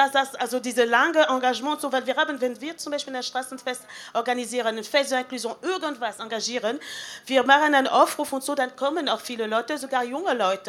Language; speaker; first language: German; non-native, fluent; French